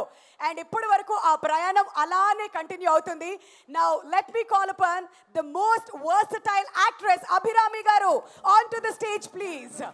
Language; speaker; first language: Telugu; native; Telugu